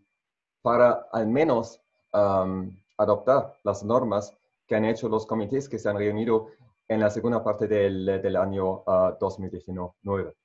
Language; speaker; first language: Spanish; non-native, fluent; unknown